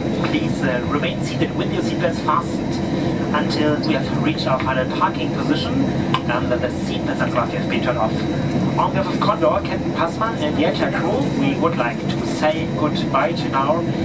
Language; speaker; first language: English; non-native, fluent; German